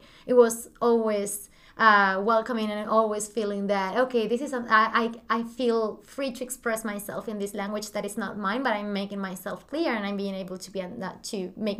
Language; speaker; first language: English; non-native, fluent; Spanish